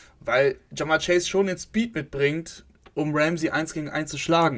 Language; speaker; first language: German; native; German